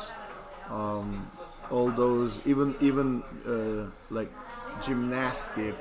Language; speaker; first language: English; non-native, fluent; Serbian